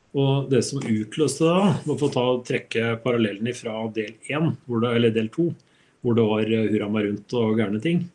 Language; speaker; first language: Norwegian; native; Norwegian